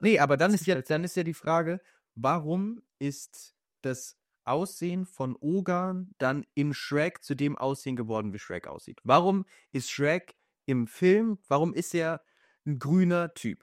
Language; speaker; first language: German; native; German